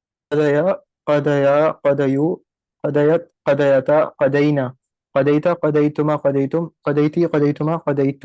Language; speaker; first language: Arabic; non-native, learner; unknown